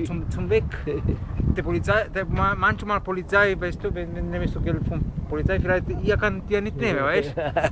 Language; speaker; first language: German; non-native, learner; Italian